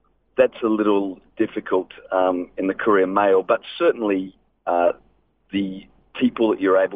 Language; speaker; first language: English; native; English